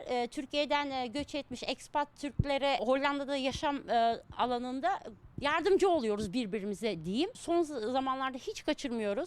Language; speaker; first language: Turkish; early bilingual, heritage; Turkish